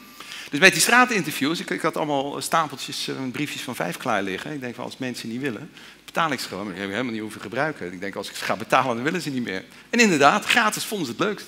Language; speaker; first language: Dutch; native; Dutch